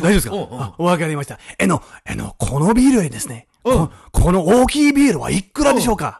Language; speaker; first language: Japanese; non-native, learner; English